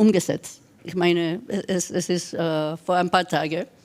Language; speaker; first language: German; non-native, fluent; Spanish